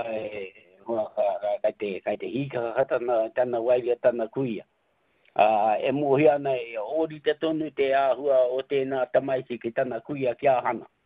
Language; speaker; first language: Māori; native; Māori